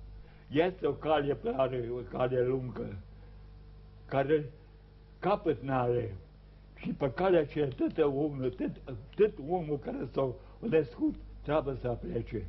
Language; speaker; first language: Romanian; non-native, local second language; Serbian